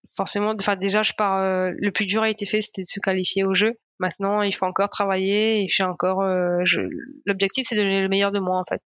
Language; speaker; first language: French; non-native, local second language; Morisyen